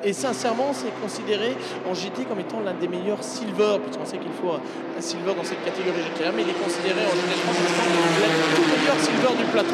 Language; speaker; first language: French; native; French